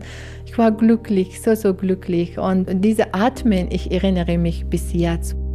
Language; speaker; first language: German; non-native, learner; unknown